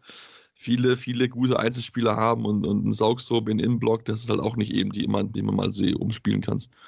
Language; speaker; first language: German; native; German